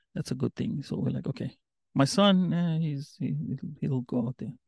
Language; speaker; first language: English; non-native, local second language; Giryama